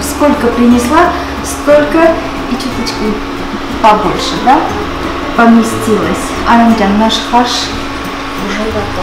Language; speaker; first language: Russian; non-native, fluent; Armenian